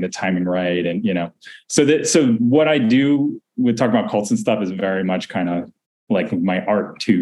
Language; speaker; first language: English; native; English